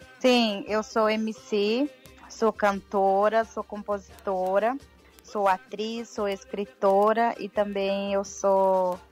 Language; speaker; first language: Portuguese; non-native, local second language; Guarani